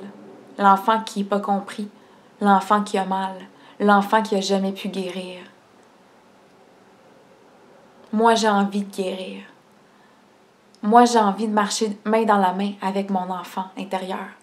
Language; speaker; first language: French; native; French